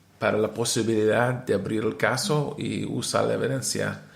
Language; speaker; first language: Spanish; non-native, learner; English